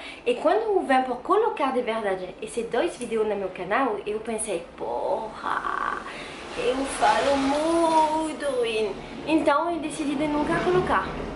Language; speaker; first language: Portuguese; non-native, learner; French